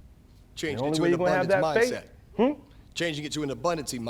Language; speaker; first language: English; native; English